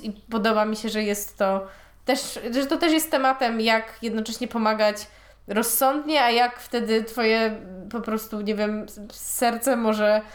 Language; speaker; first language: Polish; native; Polish